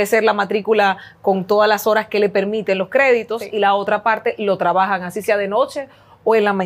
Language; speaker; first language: Spanish; native; Spanish